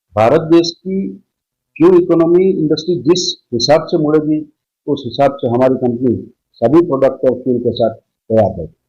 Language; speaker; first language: Hindi; non-native, local second language; Gujarati